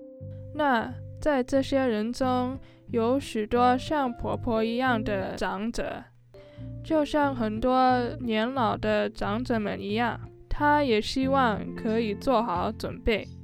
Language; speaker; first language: Chinese; early bilingual, heritage; Chinese